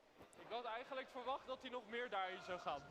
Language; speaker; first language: Dutch; native; Dutch